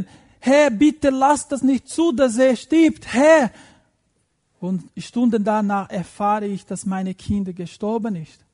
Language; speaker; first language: German; non-native, fluent; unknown